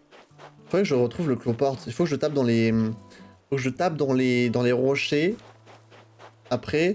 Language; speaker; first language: French; native; French